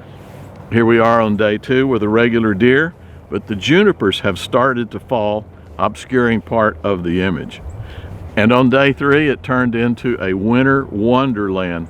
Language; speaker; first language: English; native; English